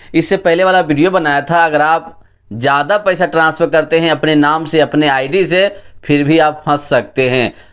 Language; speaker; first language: Hindi; native; Hindi